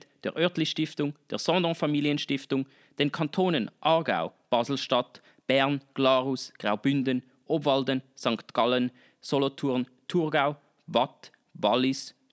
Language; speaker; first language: German; native; German